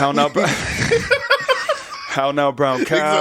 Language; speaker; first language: English; native; English